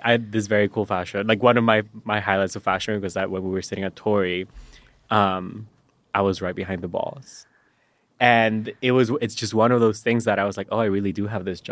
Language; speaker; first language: English; non-native, fluent; Spanish